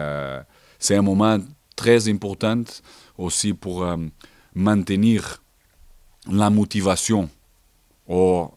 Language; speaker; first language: French; non-native, fluent; Portuguese